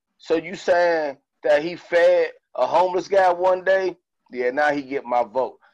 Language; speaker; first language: English; native; English